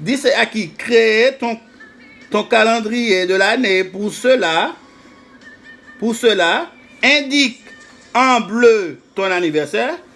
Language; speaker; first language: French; non-native, fluent; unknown